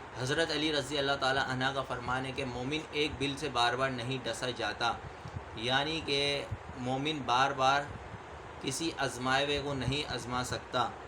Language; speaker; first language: Urdu; native; Urdu